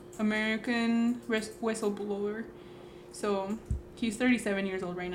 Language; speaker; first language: English; early bilingual, other home language; Spanish